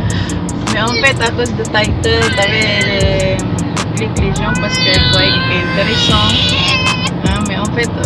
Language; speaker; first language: French; non-native, fluent; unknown